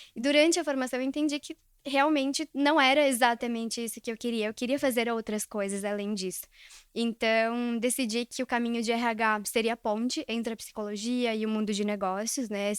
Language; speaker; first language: Portuguese; early bilingual, other home language; Spanish